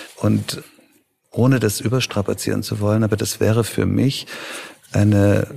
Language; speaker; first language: German; native; German